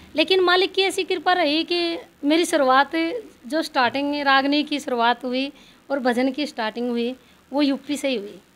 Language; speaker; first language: Hindi; native; Hindi